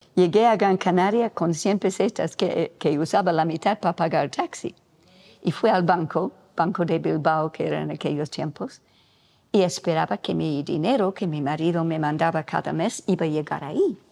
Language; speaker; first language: Spanish; non-native, fluent; English